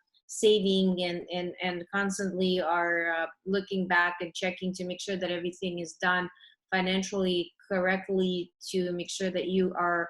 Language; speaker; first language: English; early bilingual, other home language; Russian